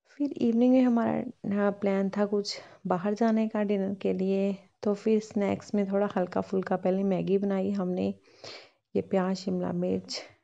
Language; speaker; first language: Hindi; non-native, local second language; Punjabi